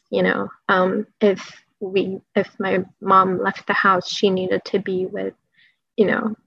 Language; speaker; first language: English; early bilingual, other home language; Persian